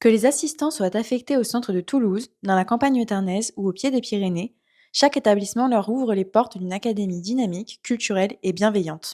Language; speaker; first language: French; native; French